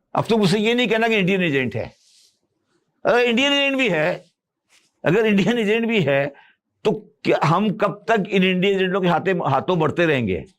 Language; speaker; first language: Urdu; native; Urdu